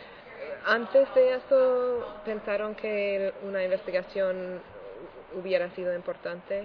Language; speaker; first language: Spanish; non-native, fluent; English